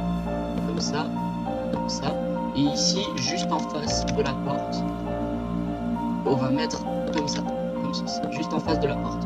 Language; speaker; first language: French; native; French